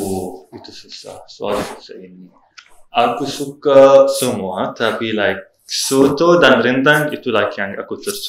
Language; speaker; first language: Indonesian; non-native, learner; Arabic